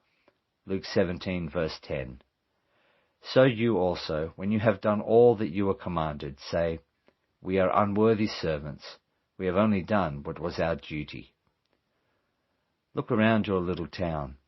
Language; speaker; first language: English; native; English